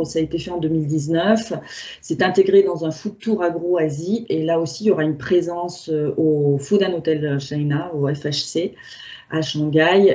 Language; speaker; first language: French; native; French